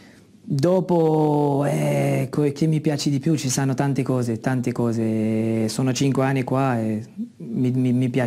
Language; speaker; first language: Italian; non-native, fluent; Dutch